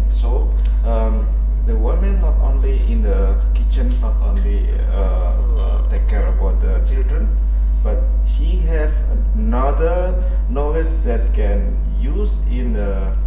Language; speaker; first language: English; non-native, learner; Indonesian